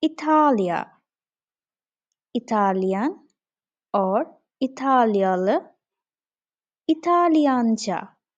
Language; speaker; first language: Turkish; non-native, fluent; Bangla